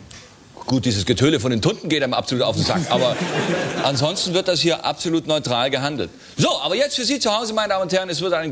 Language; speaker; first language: German; native; German